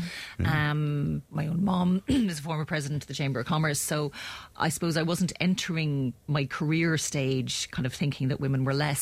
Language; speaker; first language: English; native; English